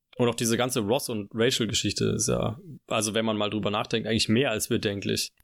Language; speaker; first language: German; native; German